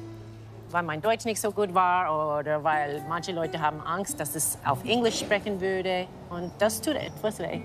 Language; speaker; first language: German; non-native, fluent; English